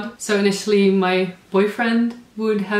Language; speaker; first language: English; non-native, fluent; Dutch